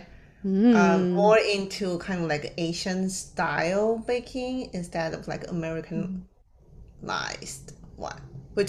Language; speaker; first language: English; non-native, fluent; Chinese